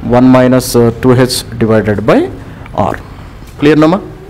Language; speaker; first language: English; non-native, local second language; Telugu